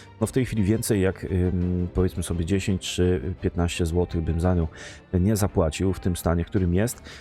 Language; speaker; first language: Polish; native; Polish